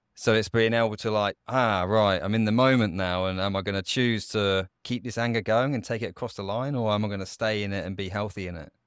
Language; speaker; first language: English; native; English